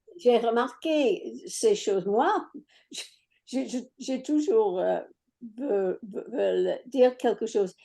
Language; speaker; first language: French; non-native, learner; English